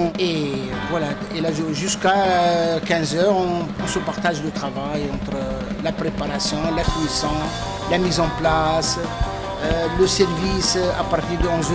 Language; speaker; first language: French; native; French